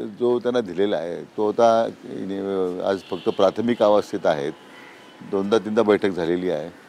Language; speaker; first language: Marathi; native; Marathi